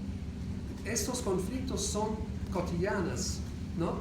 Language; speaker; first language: Spanish; non-native, fluent; English